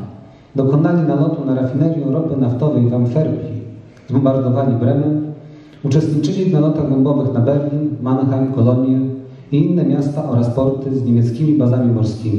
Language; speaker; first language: Polish; native; Polish